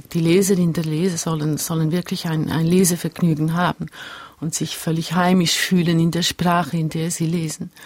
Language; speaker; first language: German; early bilingual, other home language; Hungarian